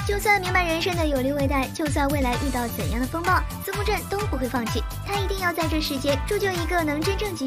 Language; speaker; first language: Chinese; native; Chinese